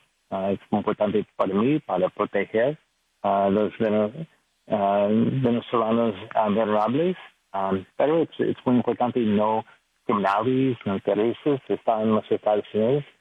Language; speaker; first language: Spanish; non-native, learner; English